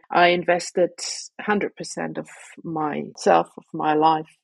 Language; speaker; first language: English; non-native, fluent; Luxembourgish